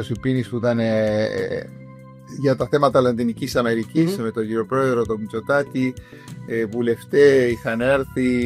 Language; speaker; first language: Greek; early bilingual, heritage; Greek